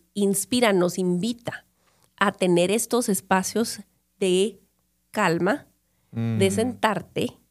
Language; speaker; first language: Spanish; native; Spanish